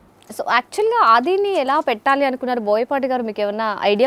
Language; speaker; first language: Telugu; native; Telugu